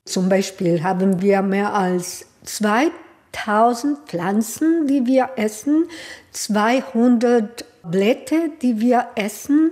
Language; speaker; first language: German; non-native, learner; Spanish